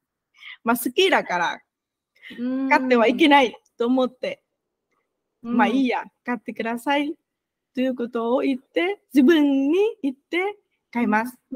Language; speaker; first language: Japanese; non-native, fluent; Vietnamese